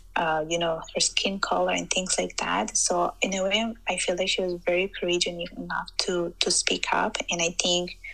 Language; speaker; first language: English; early bilingual, heritage; Italian